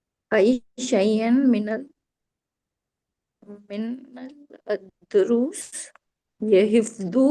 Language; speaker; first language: Arabic; non-native, learner; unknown